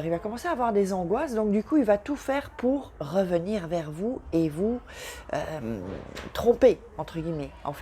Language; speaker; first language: French; native; French